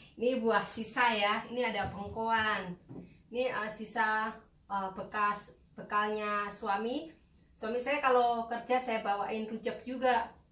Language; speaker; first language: Indonesian; native; Indonesian